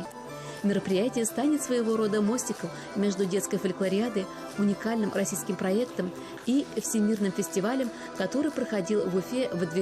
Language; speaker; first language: Russian; native; Russian